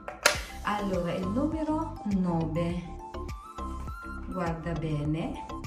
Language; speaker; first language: Italian; non-native, learner; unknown